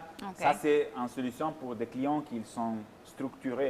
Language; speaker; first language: French; non-native, fluent; Italian